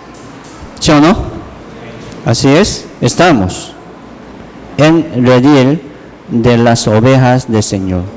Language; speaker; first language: Spanish; non-native, learner; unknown